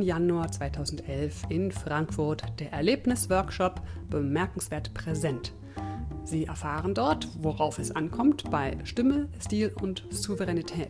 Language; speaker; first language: German; native; German